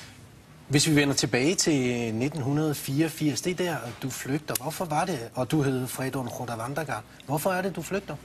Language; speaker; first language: Danish; native; Danish